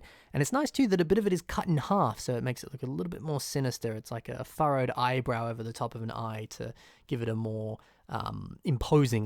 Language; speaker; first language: English; native; English